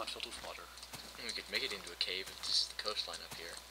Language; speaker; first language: English; native; English